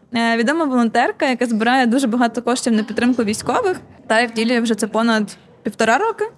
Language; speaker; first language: Ukrainian; native; Ukrainian